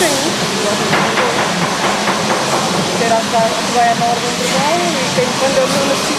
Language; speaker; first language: Portuguese; non-native, learner; Romanian